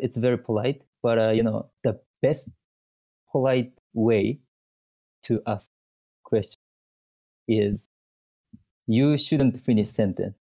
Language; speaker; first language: English; non-native, learner; Japanese